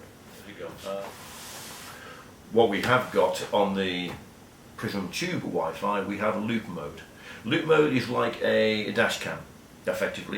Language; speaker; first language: English; native; English